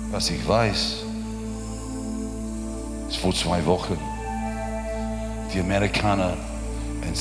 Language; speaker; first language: German; non-native, learner; English